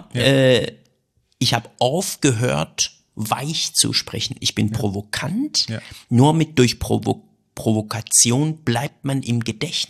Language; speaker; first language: German; non-native, fluent; Persian